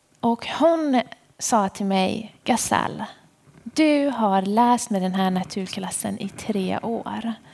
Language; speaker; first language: Swedish; non-native, fluent; Persian